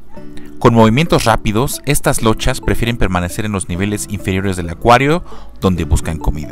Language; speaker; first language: Spanish; native; Spanish